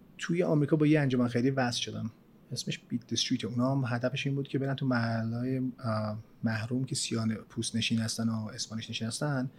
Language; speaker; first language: Persian; early bilingual, other home language; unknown